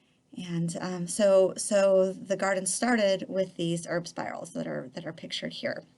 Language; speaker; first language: English; native; English